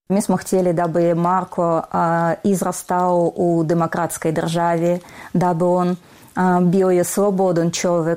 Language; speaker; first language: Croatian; non-native, learner; Russian